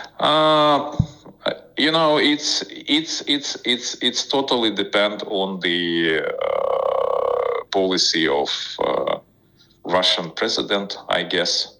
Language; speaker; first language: English; non-native, fluent; Ukrainian